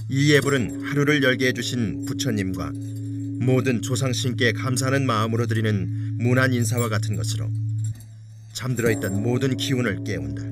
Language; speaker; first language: Korean; native; Korean